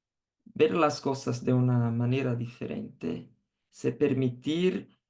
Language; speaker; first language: Spanish; non-native, fluent; Portuguese